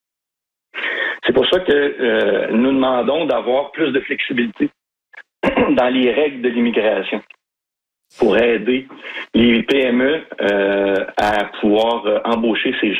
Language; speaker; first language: French; native; French